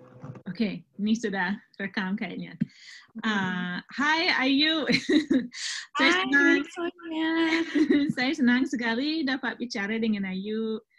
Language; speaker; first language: Indonesian; non-native, fluent; English